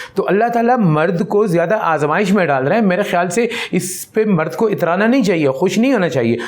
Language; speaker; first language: Urdu; non-native, local second language; Pashto